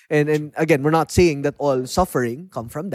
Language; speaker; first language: English; non-native, local second language; Filipino